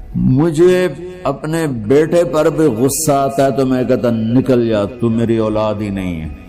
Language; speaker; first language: Urdu; non-native, local second language; Punjabi